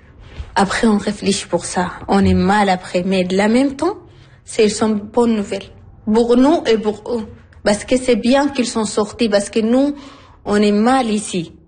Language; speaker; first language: French; non-native, learner; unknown